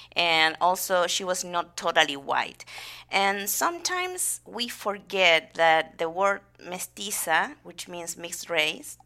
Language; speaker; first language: English; non-native, fluent; Spanish